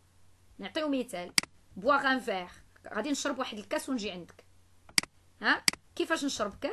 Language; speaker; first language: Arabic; native; Arabic